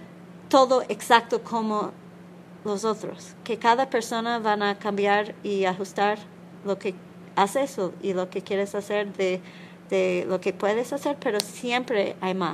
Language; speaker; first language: Spanish; non-native, learner; English